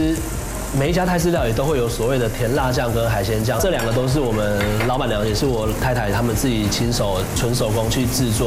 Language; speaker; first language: Chinese; native; Chinese